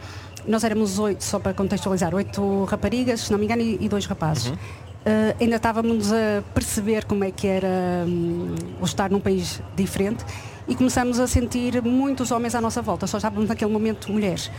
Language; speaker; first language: Portuguese; native; Portuguese